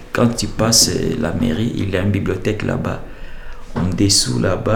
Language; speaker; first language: French; non-native, local second language; Lingala